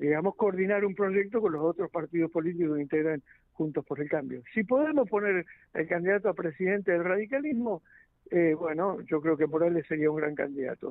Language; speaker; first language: Spanish; native; Spanish